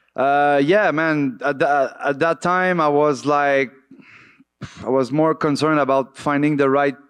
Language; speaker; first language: English; native; English